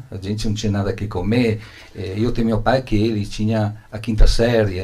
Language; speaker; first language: Portuguese; non-native, learner; Italian